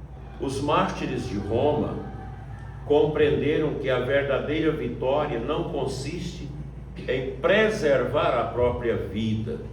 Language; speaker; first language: Portuguese; native; Portuguese